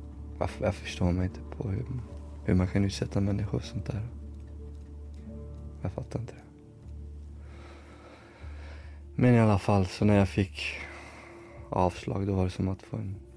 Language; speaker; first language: Swedish; early bilingual, other home language; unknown